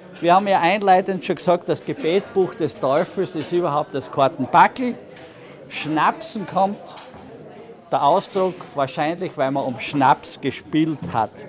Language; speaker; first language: German; native; German